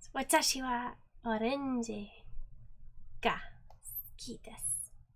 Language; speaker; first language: Japanese; non-native, learner; English